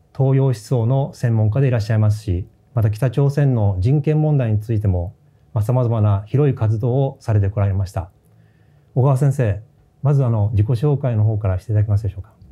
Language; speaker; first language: Japanese; native; Japanese